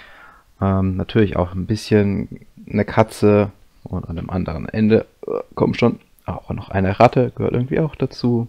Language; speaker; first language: German; native; German